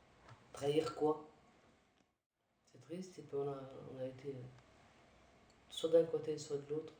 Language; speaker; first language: French; early bilingual, other home language; Arabic